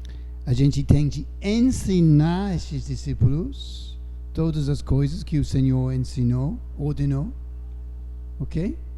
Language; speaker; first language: Portuguese; non-native, fluent; English